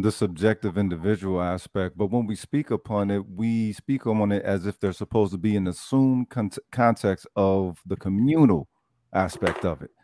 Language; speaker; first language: English; native; English